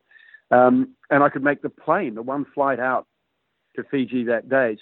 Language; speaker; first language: English; native; English